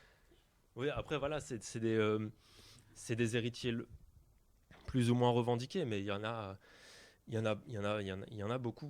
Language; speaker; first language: French; native; French